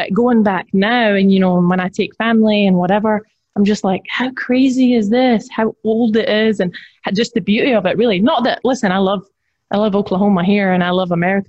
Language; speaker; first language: English; native; English